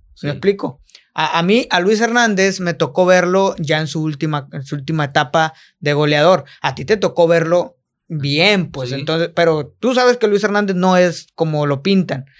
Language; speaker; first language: Spanish; native; Spanish